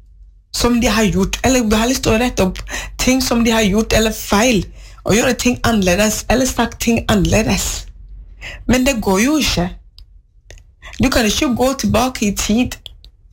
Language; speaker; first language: Norwegian; non-native, learner; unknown